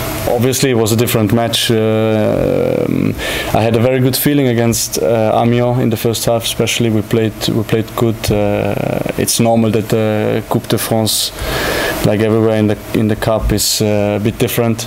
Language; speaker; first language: English; non-native, fluent; German